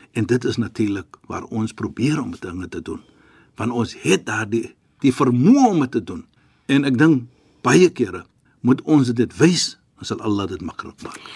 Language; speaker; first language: Afrikaans; non-native, fluent; Arabic